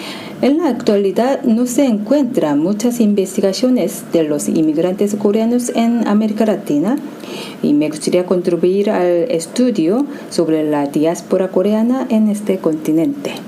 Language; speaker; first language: Spanish; non-native, fluent; Korean